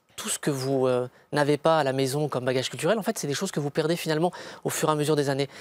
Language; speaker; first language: French; native; French